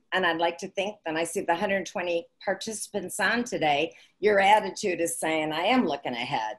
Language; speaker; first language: English; native; English